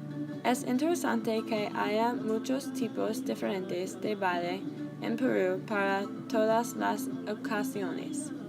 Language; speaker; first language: Spanish; non-native, learner; English